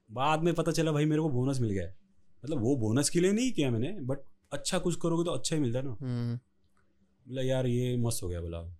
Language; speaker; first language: Hindi; non-native, local second language; Marathi